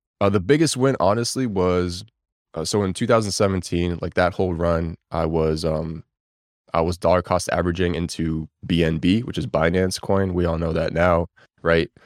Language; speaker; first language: English; early bilingual, other home language; Bulgarian